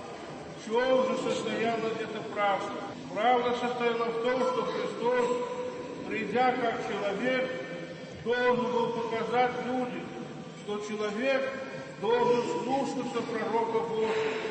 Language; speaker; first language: Russian; native; Russian